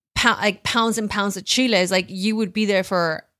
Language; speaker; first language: English; early bilingual, other home language; Spanish